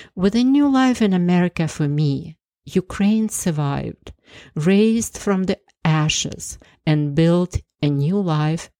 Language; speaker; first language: English; non-native, fluent; Ukrainian